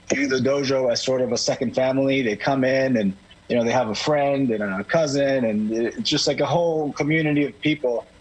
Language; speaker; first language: English; native; English